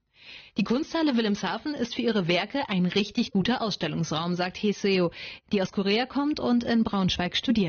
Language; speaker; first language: German; native; German